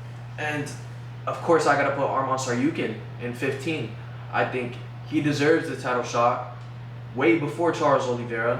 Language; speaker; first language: English; native; English